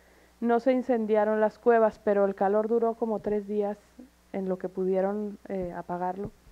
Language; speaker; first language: Spanish; native; Spanish